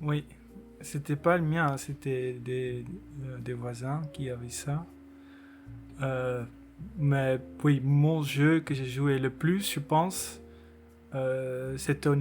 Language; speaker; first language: French; non-native, local second language; Dutch